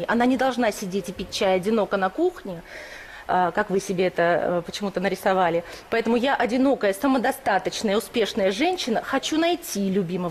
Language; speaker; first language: Russian; native; Russian